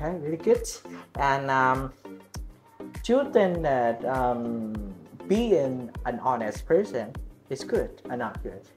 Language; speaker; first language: English; non-native, learner; Vietnamese